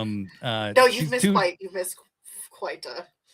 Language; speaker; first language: English; native; English